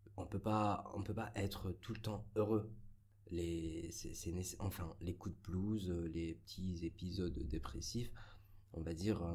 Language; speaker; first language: French; non-native, local second language; Arabic